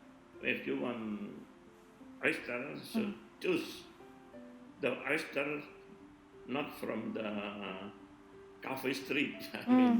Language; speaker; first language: English; non-native, learner; Indonesian